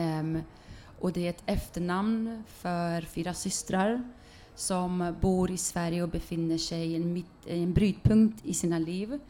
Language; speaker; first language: Swedish; early bilingual, other home language; Kurdish